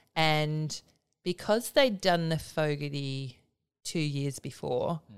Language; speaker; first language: English; native; English